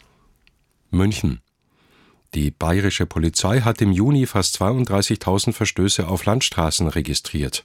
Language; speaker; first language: German; native; German